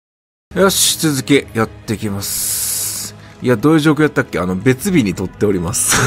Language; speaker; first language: Japanese; native; Japanese